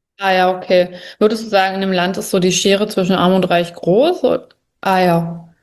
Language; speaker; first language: German; native; German